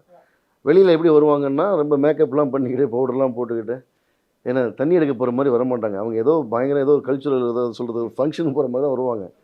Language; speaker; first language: Tamil; native; Tamil